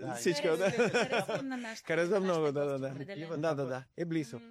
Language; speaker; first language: Bulgarian; non-native, learner; Spanish